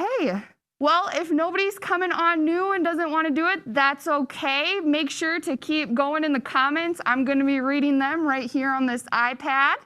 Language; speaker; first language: English; native; English